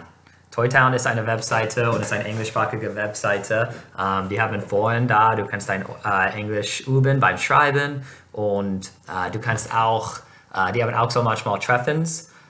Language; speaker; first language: German; non-native, fluent; English